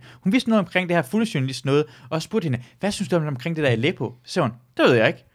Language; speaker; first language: Danish; early bilingual, other home language; Persian